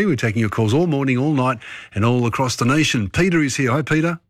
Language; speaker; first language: English; native; English